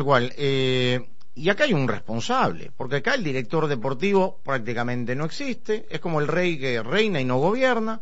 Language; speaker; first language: Spanish; native; Spanish